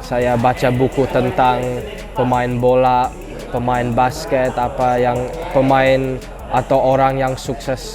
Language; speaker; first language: Indonesian; early bilingual, heritage; English